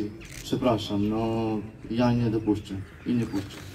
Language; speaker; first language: Polish; non-native, learner; Ukrainian